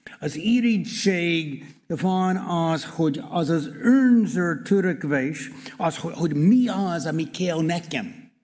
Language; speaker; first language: Hungarian; non-native, learner; English